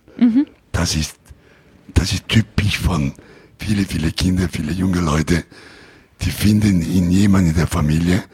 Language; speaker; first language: German; non-native, learner; Italian